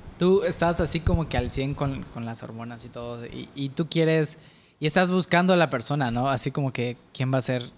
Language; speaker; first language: Spanish; native; Spanish